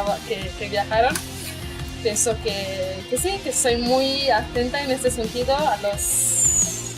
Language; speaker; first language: Spanish; non-native, fluent; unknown